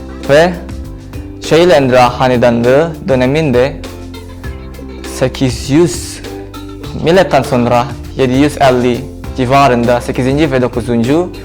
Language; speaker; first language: Turkish; non-native, learner; Indonesian